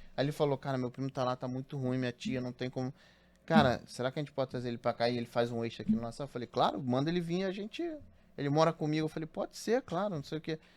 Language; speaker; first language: Portuguese; native; Portuguese